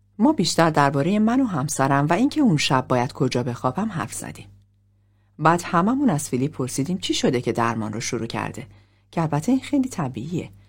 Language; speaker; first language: Persian; native; Persian